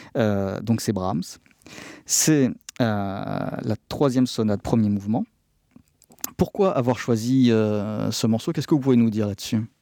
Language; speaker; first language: French; native; French